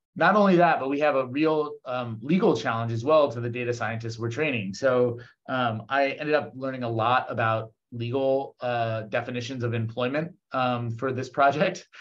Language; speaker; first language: English; native; English